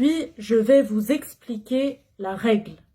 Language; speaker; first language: French; non-native, fluent; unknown